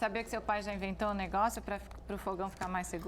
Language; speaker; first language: Portuguese; native; Portuguese